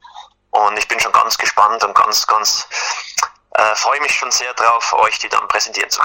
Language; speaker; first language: German; native; German